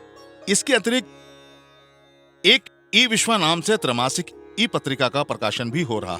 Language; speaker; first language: Hindi; native; Hindi